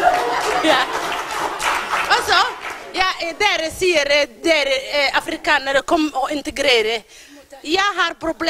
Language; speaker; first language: Norwegian; non-native, learner; Somali